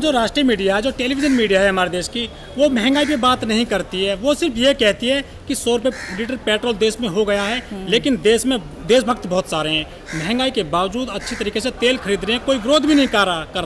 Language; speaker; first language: Hindi; native; Hindi